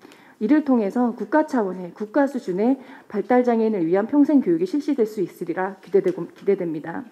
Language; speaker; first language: Korean; native; Korean